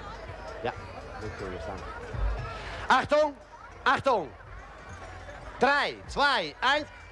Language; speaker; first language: German; non-native, fluent; Italian